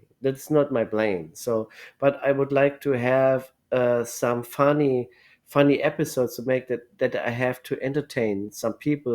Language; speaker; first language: English; non-native, learner; German